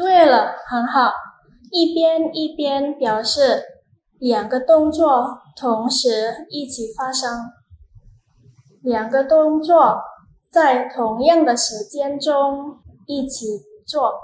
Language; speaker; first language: Chinese; non-native, fluent; Indonesian